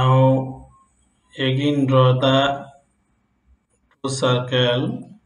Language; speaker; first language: English; non-native, local second language; Bangla